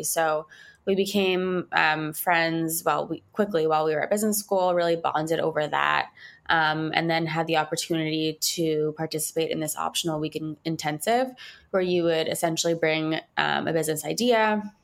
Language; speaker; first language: English; native; English